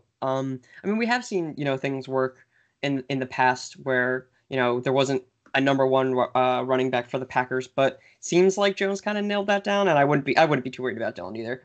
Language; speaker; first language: English; native; English